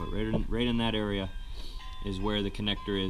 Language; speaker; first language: English; native; English